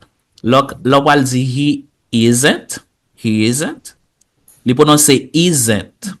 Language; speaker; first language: English; non-native, fluent; Haitian Creole